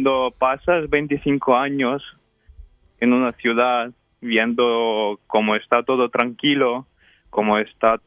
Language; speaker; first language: Spanish; non-native, fluent; Ukrainian